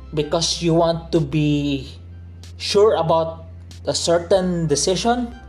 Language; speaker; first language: English; non-native, local second language; Filipino